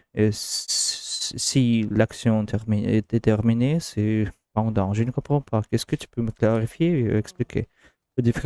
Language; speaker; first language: French; non-native, learner; Russian